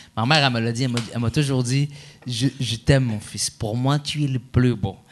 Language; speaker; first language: French; early bilingual, other home language; Arabic